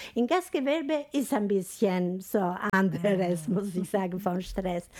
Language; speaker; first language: German; non-native, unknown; Albanian